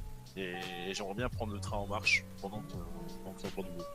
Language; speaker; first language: French; native; French